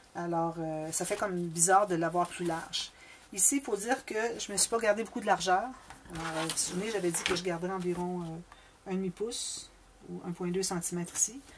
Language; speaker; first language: French; native; French